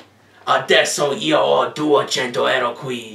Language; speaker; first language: Italian; non-native, learner; English